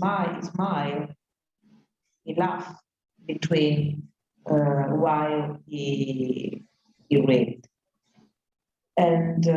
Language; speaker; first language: English; non-native, learner; Italian